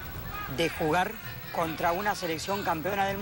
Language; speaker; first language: Spanish; native; Spanish